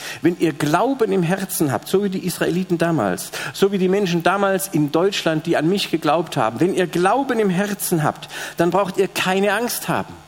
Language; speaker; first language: German; native; German